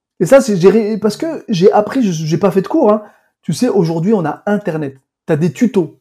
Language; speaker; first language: French; early bilingual, other home language; Arabic